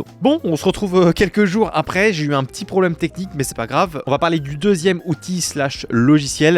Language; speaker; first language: French; native; French